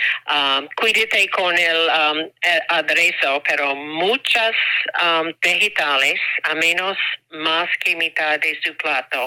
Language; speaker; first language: Spanish; non-native, learner; English